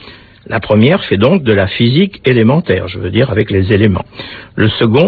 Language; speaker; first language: French; native; French